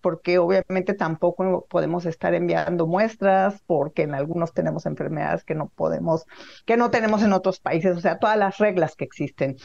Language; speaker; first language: Spanish; native; Spanish